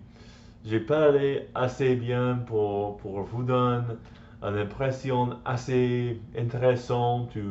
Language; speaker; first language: French; non-native, learner; English